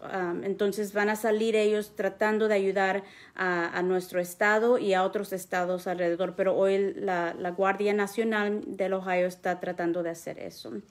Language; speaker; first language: Spanish; early bilingual, heritage; Spanish